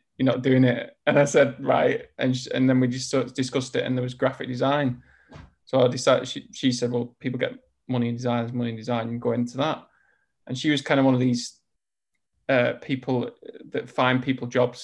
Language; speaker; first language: English; native; English